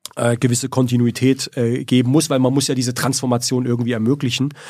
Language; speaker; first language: German; native; German